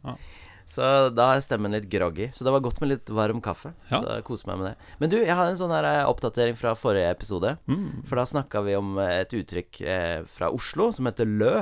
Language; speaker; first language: Norwegian; early bilingual, heritage; Norwegian